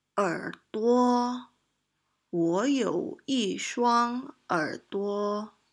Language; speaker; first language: Chinese; non-native, local second language; Malay